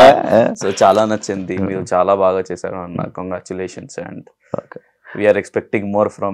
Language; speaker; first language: Telugu; non-native, learner; Hindi